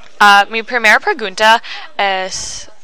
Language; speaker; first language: Spanish; non-native, learner; English